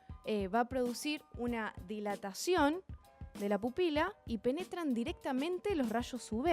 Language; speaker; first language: Spanish; native; Spanish